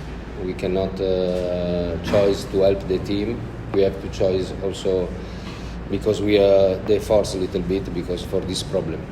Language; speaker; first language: English; non-native, learner; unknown